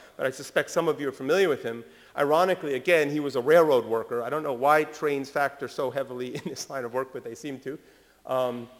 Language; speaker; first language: English; early bilingual, other home language; French